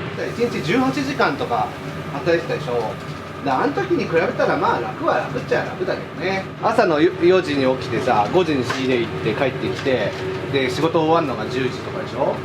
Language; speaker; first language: Japanese; native; Japanese